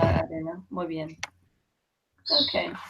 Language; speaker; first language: Spanish; non-native, fluent; English